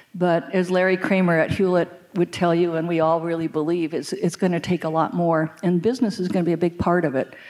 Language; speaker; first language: English; native; English